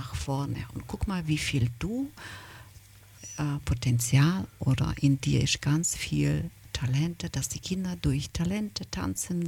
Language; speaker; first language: German; non-native, fluent; Ukrainian